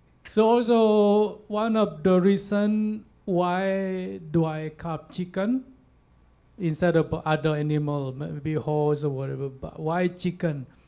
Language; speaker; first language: English; non-native, fluent; Balinese